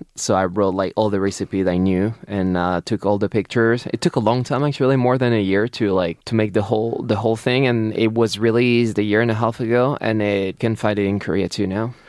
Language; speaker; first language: English; non-native, fluent; French